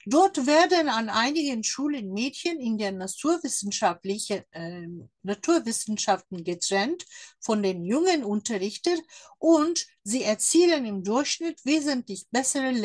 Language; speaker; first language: German; non-native, fluent; Turkish